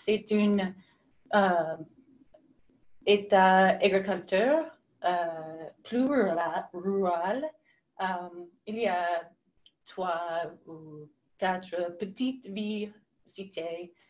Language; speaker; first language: French; non-native, learner; English